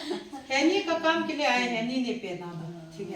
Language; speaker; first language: Hindi; non-native, local second language; Thado Chin